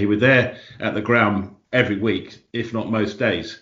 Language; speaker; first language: English; native; English